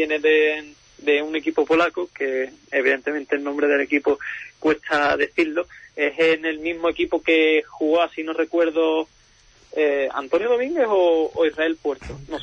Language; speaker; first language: Spanish; native; Spanish